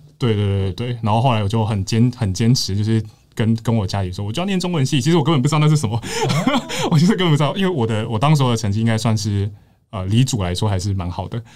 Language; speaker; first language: Chinese; native; Chinese